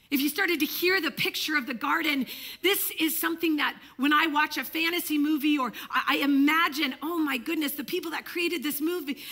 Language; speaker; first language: English; early bilingual, other home language; Italian